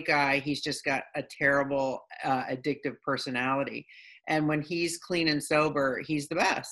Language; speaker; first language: English; native; English